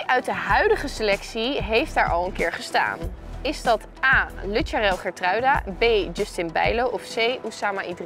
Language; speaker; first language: Dutch; native; Dutch